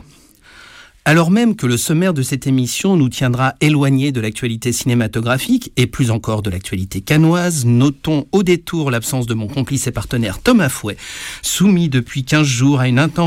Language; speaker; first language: French; native; French